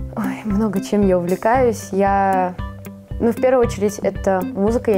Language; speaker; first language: Russian; native; Russian